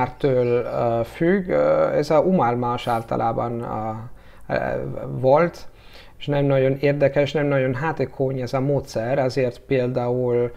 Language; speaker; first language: Hungarian; non-native, learner; Italian